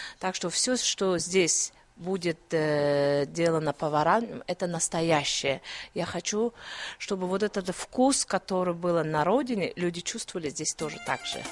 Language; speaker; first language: Russian; non-native, local second language; Tajik